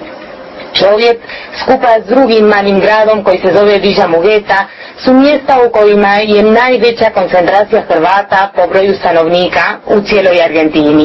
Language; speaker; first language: Croatian; early bilingual, heritage; Croatian